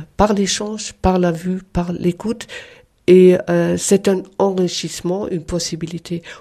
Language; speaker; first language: French; non-native, fluent; German